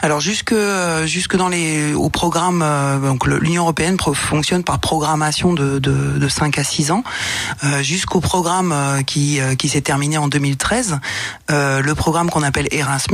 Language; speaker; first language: French; native; French